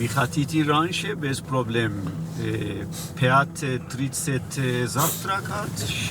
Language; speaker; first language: Russian; non-native, learner; Persian